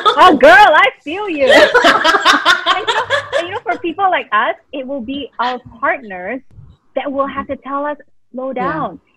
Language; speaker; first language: English; native; English